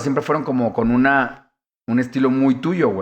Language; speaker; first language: Spanish; native; Spanish